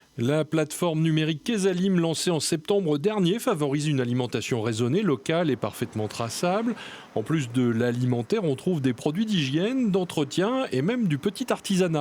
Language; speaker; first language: French; native; French